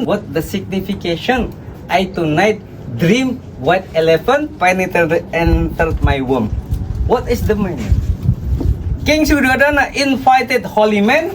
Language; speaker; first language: English; non-native, learner; Indonesian